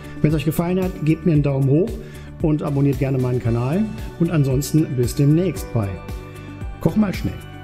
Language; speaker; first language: German; native; German